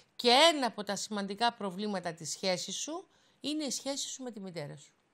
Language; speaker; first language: Greek; native; Greek